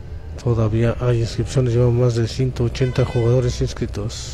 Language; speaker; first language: Spanish; native; Spanish